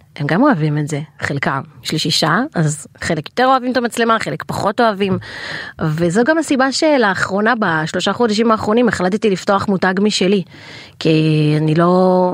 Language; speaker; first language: Hebrew; native; Hebrew